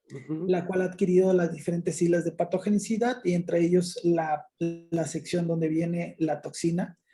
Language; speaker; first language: Spanish; native; Spanish